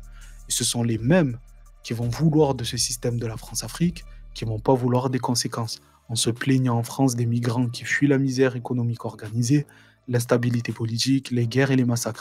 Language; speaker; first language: French; native; French